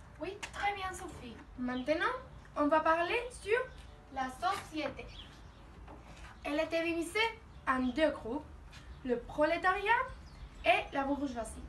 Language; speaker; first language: French; non-native, learner; Spanish